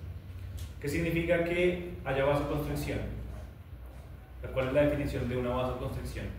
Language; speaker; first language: Spanish; native; Spanish